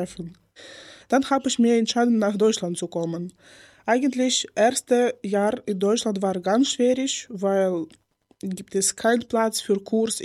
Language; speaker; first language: German; non-native, learner; Ukrainian